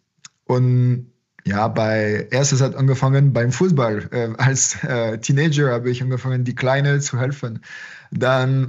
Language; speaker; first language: German; non-native, fluent; French